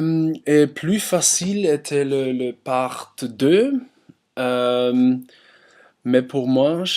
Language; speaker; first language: French; non-native, learner; German